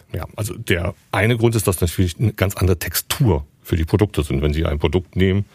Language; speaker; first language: German; native; German